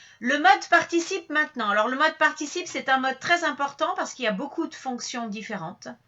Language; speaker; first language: French; native; French